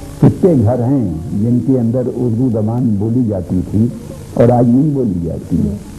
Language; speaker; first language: Urdu; native; Urdu